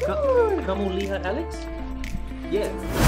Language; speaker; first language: Indonesian; non-native, learner; English